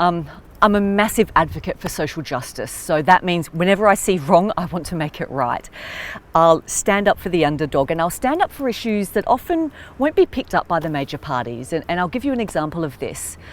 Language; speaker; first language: English; native; English